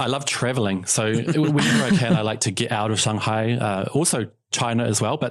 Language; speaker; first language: English; native; English